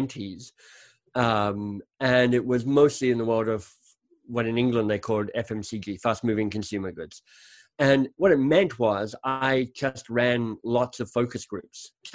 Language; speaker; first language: English; native; English